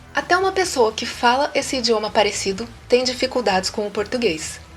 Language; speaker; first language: Portuguese; native; Portuguese